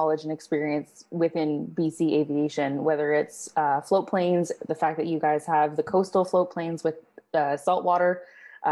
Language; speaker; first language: English; native; English